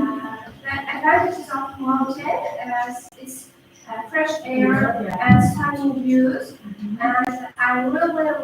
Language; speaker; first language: English; non-native, learner; Uzbek